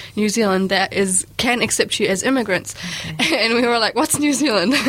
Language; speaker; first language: English; early bilingual, other home language; Arabic